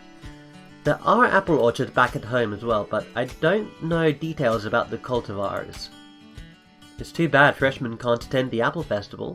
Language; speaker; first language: English; native; English